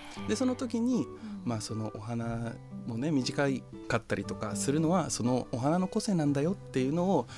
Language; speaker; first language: Japanese; early bilingual, other home language; Portuguese